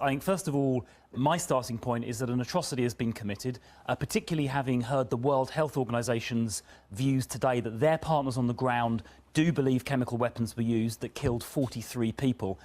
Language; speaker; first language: English; native; English